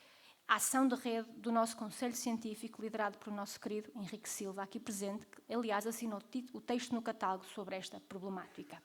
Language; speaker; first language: Portuguese; native; Portuguese